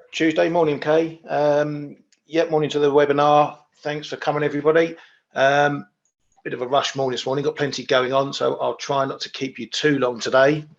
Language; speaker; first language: English; native; English